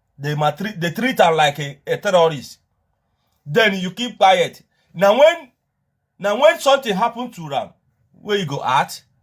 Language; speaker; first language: Nigerian Pidgin; non-native, local second language; Igbo